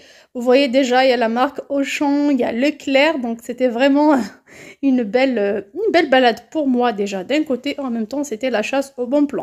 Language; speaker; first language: French; native; French